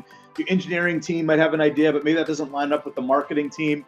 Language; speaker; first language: English; native; English